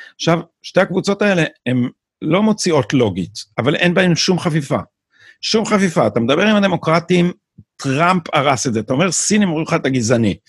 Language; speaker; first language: Hebrew; native; Hebrew